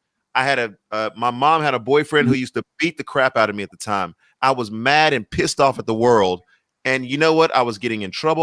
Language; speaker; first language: English; native; English